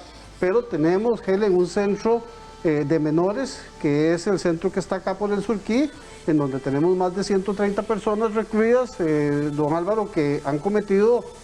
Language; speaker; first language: Spanish; native; Spanish